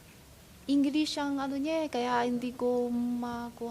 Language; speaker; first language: Filipino; non-native, fluent; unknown